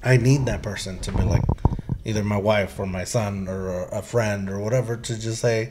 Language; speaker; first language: English; early bilingual, heritage; Spanish